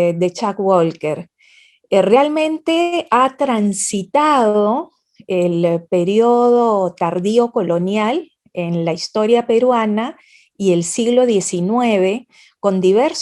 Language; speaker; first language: Spanish; native; Spanish